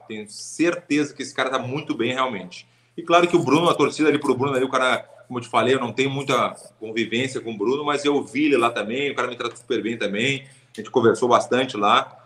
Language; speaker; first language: Portuguese; native; Portuguese